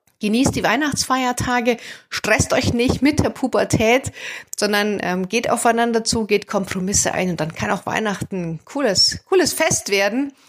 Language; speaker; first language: German; native; German